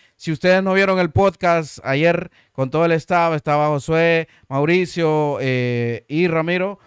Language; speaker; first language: Spanish; native; Spanish